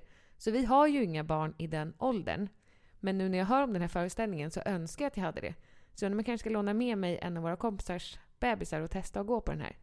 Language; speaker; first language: Swedish; native; Swedish